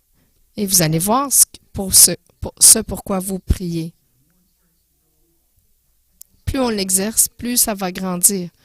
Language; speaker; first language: French; non-native, fluent; English